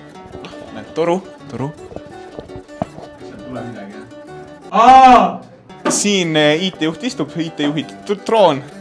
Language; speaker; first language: Estonian; native; Estonian